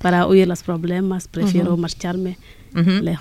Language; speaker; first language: Spanish; non-native, learner; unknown